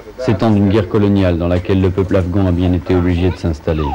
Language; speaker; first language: French; native; French